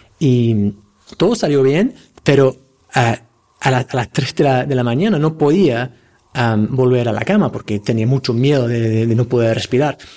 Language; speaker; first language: Spanish; non-native, fluent; English